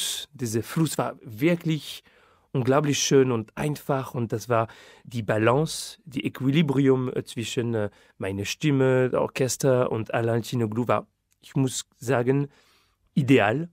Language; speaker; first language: German; non-native, fluent; French